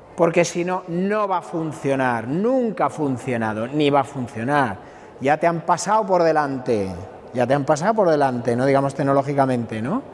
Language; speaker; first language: Spanish; non-native, local second language; Catalan